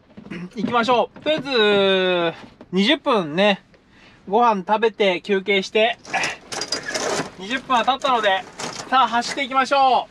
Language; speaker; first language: Japanese; native; Japanese